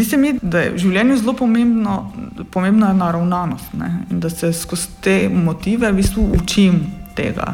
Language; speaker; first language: Slovenian; native; Slovenian